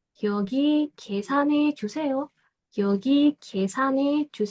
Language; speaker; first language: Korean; non-native, fluent; Indonesian